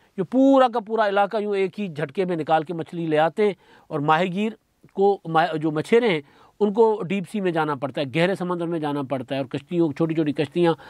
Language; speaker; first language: Urdu; non-native, local second language; Sindhi